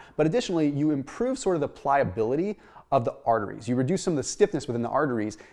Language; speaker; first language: English; native; English